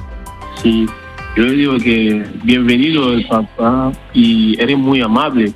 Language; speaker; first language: Spanish; non-native, learner; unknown